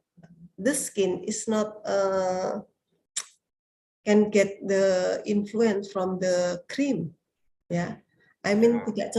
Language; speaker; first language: English; non-native, learner; Indonesian